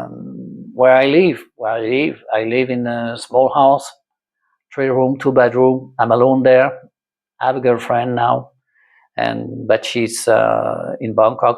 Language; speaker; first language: English; non-native, learner; French